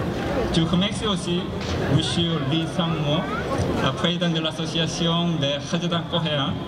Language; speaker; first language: French; non-native, fluent; Korean